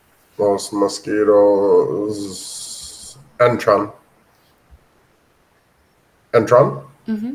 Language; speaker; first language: Spanish; non-native, learner; English